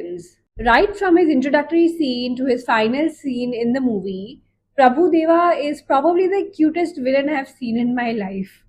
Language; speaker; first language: English; non-native, local second language; Hindi